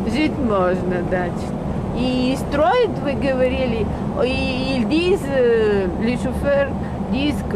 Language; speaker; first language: Russian; non-native, learner; Bulgarian